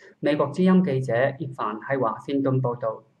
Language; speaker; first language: Cantonese; non-native, learner; Japanese